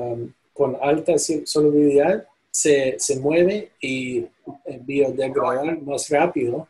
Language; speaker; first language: Spanish; non-native, fluent; English